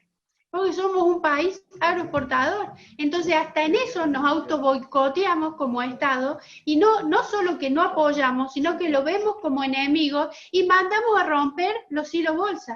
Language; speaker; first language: Spanish; native; Spanish